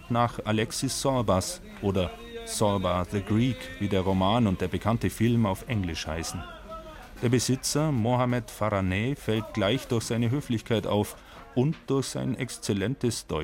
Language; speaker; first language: German; native; German